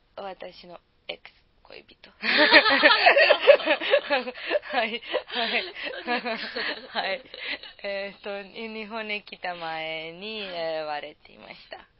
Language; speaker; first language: Japanese; non-native, learner; Serbian